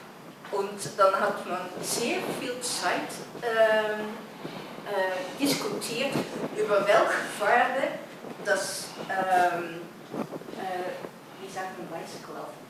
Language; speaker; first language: German; non-native, learner; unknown